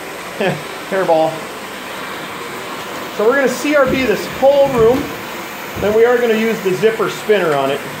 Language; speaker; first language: English; native; English